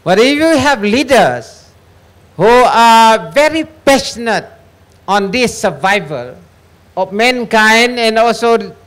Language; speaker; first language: English; non-native, local second language; Malay